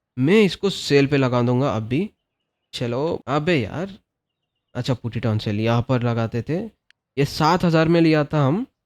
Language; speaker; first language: Hindi; non-native, local second language; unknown